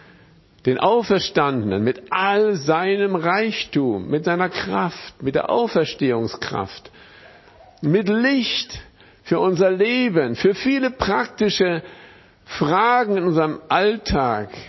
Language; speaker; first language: German; non-native, fluent; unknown